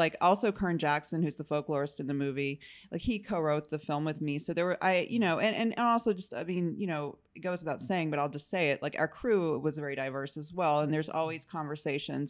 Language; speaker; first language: English; native; English